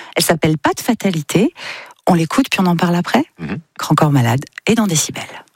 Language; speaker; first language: French; native; French